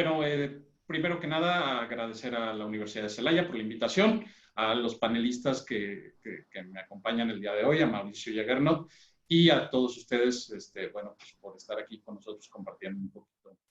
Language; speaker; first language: Spanish; native; Spanish